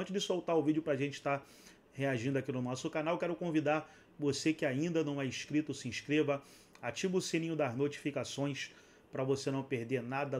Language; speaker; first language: Portuguese; native; Portuguese